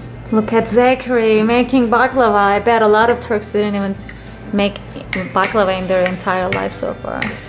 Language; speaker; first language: English; non-native, fluent; Turkish